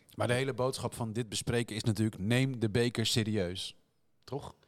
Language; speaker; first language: Dutch; native; Dutch